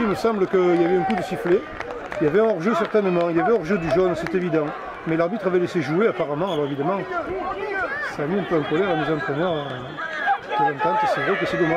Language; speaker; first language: French; native; French